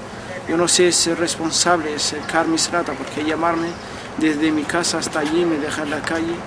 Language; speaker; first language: Spanish; non-native, fluent; Arabic